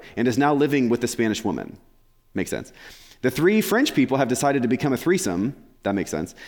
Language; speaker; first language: English; native; English